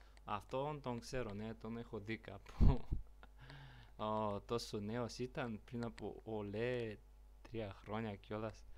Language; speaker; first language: Greek; non-native, learner; Bulgarian